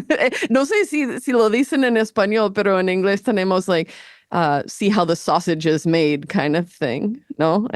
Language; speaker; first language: Spanish; non-native, fluent; English